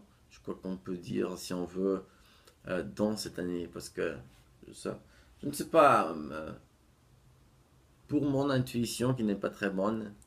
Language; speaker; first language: French; non-native, fluent; Portuguese